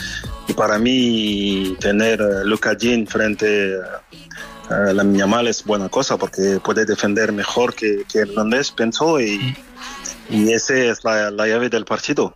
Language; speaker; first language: Spanish; non-native, fluent; French